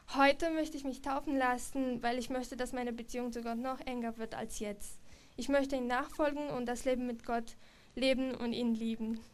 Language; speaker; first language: German; non-native, fluent; Romanian